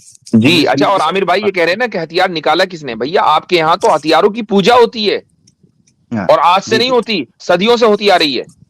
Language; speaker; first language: Hindi; native; Hindi